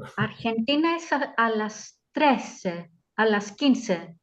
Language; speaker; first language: Spanish; non-native, fluent; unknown